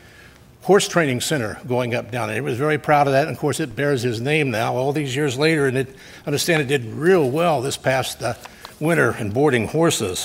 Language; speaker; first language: English; native; English